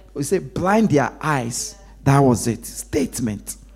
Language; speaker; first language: English; non-native, local second language; Akan